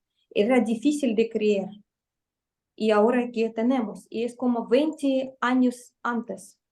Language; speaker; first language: Spanish; non-native, fluent; Russian